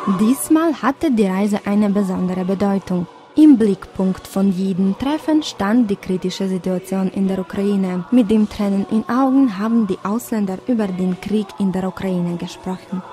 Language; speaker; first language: German; non-native, fluent; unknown